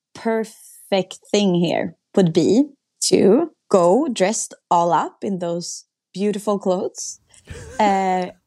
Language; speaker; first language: English; non-native, fluent; Swedish